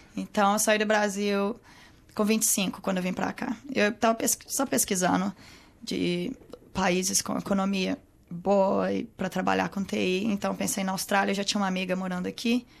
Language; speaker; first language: Portuguese; native; Portuguese